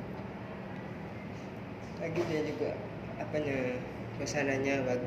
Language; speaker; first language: Indonesian; non-native, learner; Malay